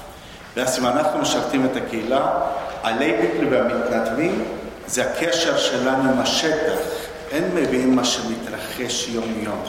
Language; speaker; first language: Hebrew; non-native, fluent; Spanish